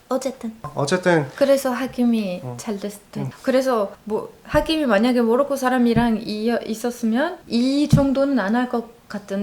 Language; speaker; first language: Korean; non-native, learner; Arabic